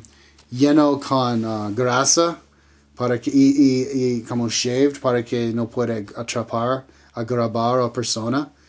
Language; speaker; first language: Spanish; non-native, learner; English